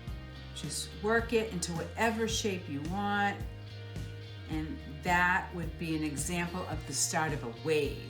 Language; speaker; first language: English; native; English